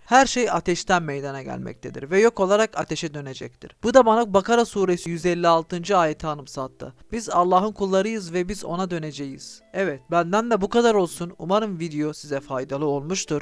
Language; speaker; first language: Turkish; native; Turkish